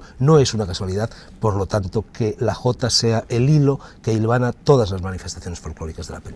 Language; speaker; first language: Spanish; native; Spanish